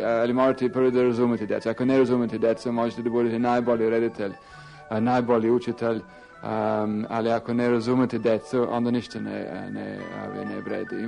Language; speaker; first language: Serbian; non-native, fluent; English